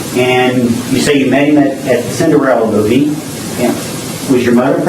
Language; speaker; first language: English; native; English